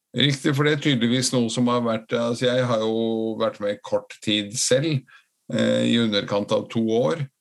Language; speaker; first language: Norwegian; non-native, fluent; Latvian